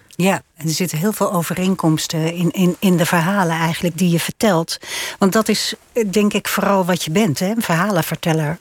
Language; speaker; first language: Dutch; native; Dutch